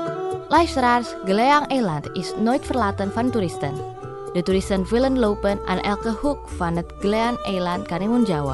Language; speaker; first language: Dutch; non-native, fluent; Indonesian